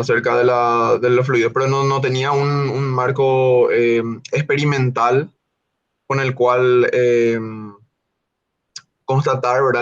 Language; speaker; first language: Spanish; native; Spanish